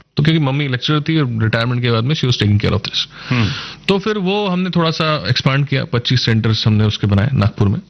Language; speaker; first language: Hindi; non-native, local second language; Marathi